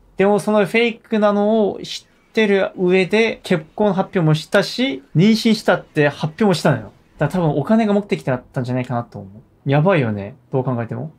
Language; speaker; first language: Japanese; non-native, fluent; Korean